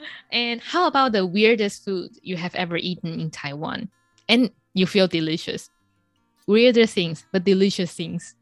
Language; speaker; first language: English; non-native, fluent; Chinese